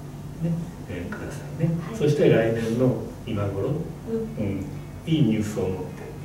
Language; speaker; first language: Japanese; native; Japanese